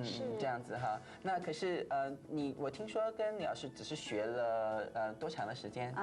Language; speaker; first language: Chinese; native; Chinese